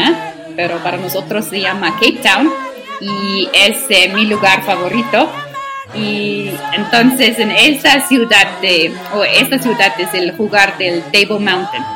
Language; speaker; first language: Spanish; non-native, learner; Afrikaans